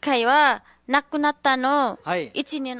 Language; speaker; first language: Japanese; non-native, learner; Nepali